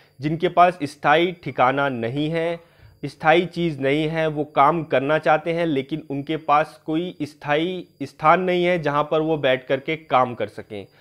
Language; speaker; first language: Hindi; native; Hindi